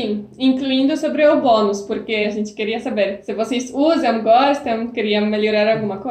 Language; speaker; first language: Portuguese; non-native, fluent; Polish